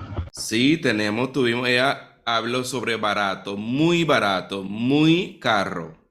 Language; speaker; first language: Spanish; non-native, fluent; English